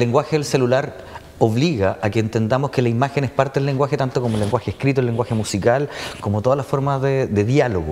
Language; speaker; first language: Spanish; native; Spanish